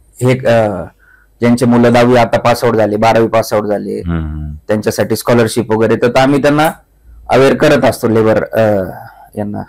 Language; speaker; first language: Marathi; native; Marathi